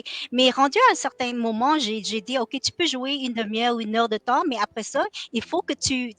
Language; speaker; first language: French; non-native, local second language; Vietnamese